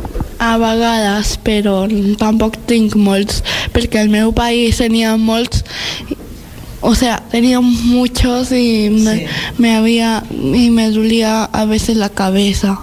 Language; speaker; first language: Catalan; non-native, learner; Spanish